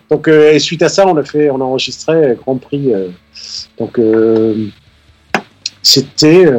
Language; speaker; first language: French; non-native, fluent; Danish